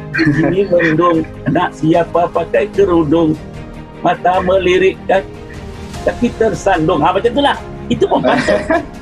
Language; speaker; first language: Malay; native; Malay